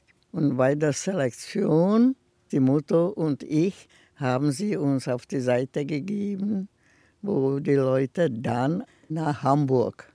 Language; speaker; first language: German; non-native, fluent; Czech